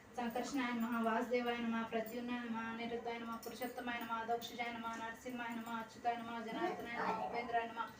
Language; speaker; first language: Telugu; native; Telugu